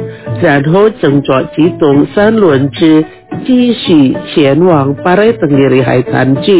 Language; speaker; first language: Chinese; early bilingual, heritage; Chinese